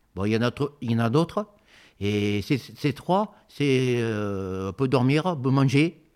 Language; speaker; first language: French; native; French